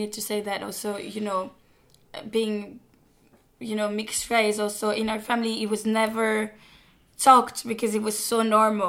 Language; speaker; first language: English; non-native, fluent; French